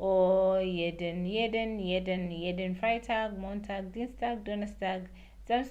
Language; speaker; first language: German; non-native, learner; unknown